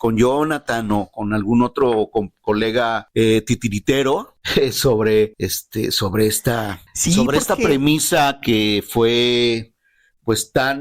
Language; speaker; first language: Spanish; native; Spanish